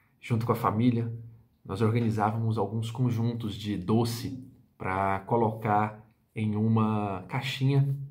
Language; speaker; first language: Portuguese; native; Portuguese